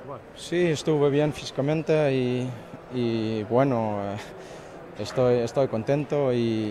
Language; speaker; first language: Spanish; non-native, fluent; Danish